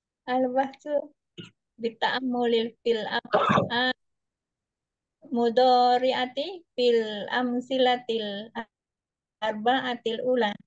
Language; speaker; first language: Arabic; non-native, learner; Indonesian